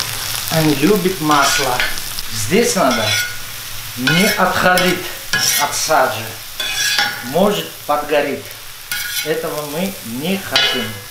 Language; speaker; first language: Russian; non-native, fluent; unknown